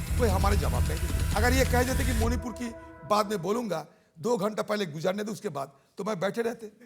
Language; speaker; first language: Hindi; non-native, local second language; Bangla